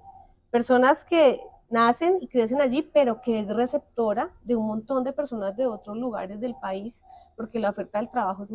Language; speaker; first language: Spanish; native; Spanish